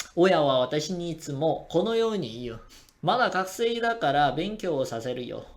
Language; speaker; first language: Japanese; non-native, fluent; Korean